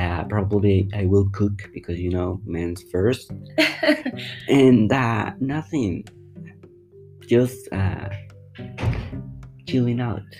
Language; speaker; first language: English; non-native, fluent; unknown